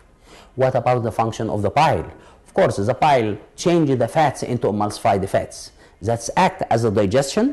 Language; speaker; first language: English; non-native, local second language; Arabic